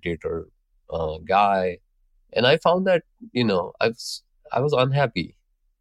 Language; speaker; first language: English; non-native, local second language; Hindi